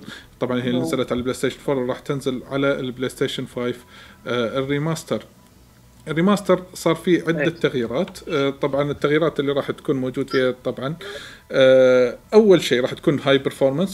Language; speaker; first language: Arabic; native; Arabic